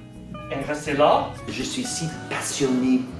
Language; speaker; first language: French; non-native, fluent; English